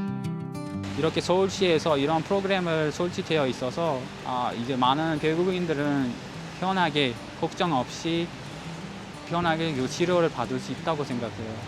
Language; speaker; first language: Korean; non-native, learner; Uzbek